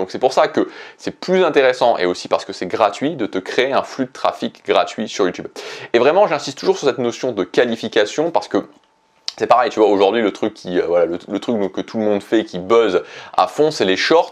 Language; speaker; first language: French; native; French